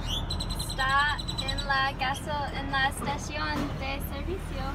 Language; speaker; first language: Spanish; non-native, learner; English